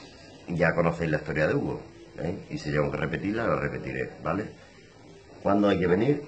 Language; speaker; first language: Spanish; native; Spanish